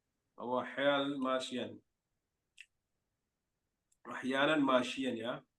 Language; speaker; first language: Arabic; non-native, fluent; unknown